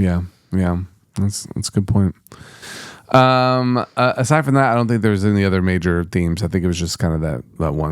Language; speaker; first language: English; native; English